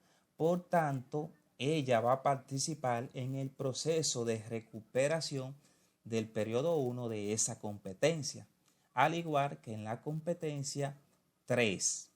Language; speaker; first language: Spanish; native; Spanish